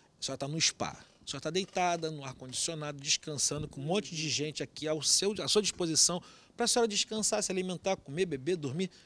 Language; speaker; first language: Portuguese; native; Portuguese